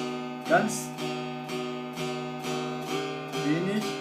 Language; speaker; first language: German; non-native, fluent; Kurdish